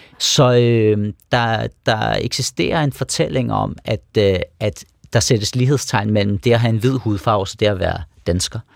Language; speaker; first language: Danish; early bilingual, other home language; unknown